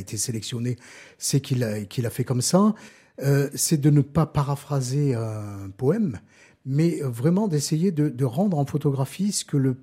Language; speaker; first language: French; native; French